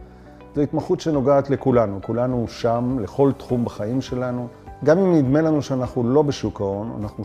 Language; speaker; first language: Hebrew; native; Hebrew